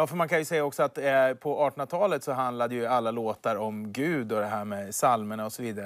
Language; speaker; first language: Swedish; native; Swedish